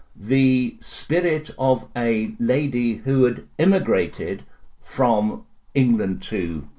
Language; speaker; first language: English; native; English